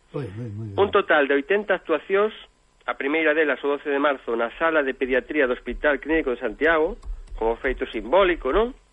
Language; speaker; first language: Galician; native; Galician